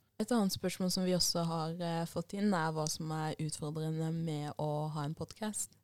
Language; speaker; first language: Norwegian; early bilingual, other home language; Persian